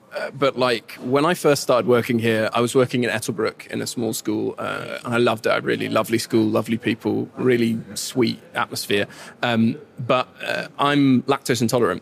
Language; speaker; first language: English; native; English